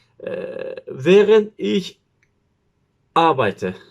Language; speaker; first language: German; non-native, learner; Turkish